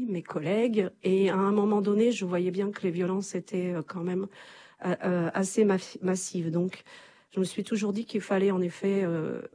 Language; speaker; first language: French; native; French